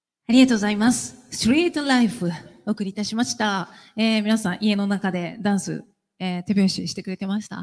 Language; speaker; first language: Japanese; native; Japanese